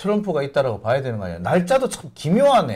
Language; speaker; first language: Korean; native; Korean